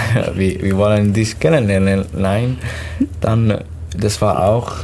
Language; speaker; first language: German; non-native, fluent; Arabic